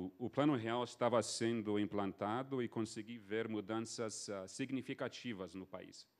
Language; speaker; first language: Portuguese; non-native, fluent; English